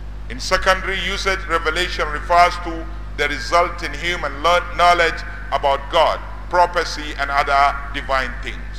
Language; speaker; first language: English; non-native, local second language; Hausa